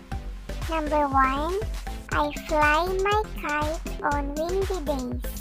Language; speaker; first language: English; non-native, local second language; Filipino